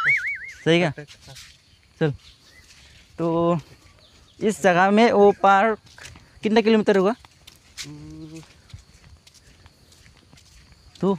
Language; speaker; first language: Hindi; non-native, local second language; Bodo